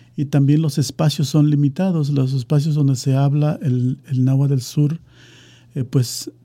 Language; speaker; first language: Spanish; native; Spanish